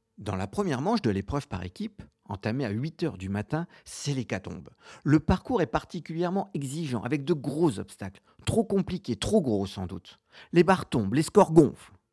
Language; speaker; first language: French; native; French